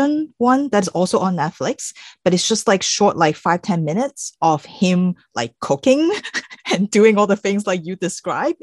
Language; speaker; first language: English; non-native, local second language; Cantonese